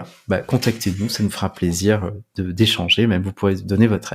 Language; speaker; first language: French; native; French